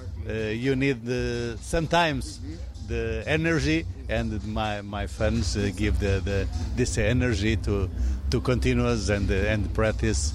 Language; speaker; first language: English; non-native, learner; Portuguese